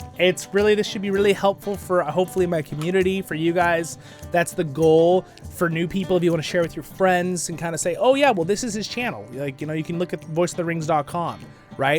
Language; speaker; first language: English; native; English